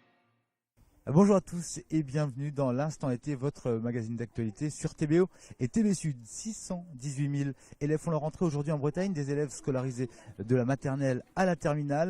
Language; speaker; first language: French; native; French